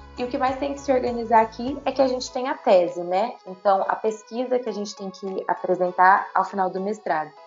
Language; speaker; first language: Portuguese; native; Portuguese